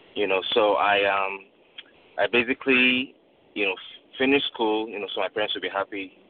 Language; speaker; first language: English; non-native, local second language; Yoruba